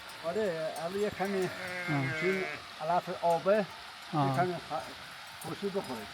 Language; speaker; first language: Persian; non-native, local second language; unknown